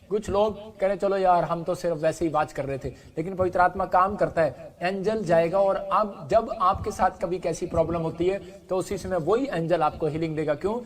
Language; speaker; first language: Hindi; non-native, local second language; Punjabi